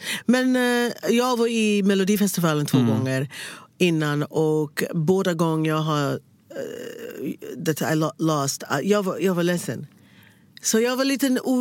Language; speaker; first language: Swedish; non-native, learner; English